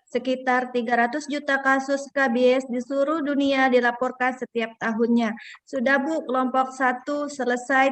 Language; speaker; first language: Indonesian; native; Indonesian